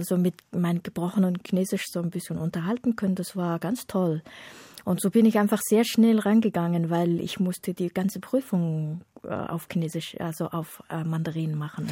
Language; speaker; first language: German; non-native, fluent; Mongolian